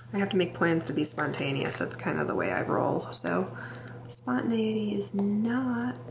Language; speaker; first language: English; native; English